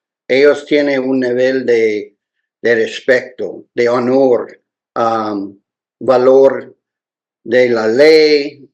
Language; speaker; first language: Spanish; non-native, learner; English